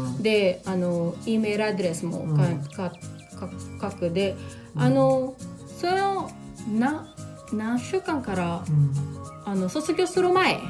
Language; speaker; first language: Japanese; non-native, local second language; Filipino